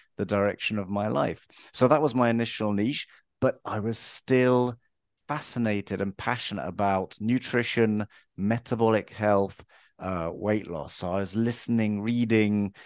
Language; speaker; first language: English; native; English